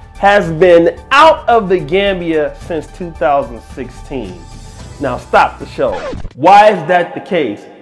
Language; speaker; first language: English; native; English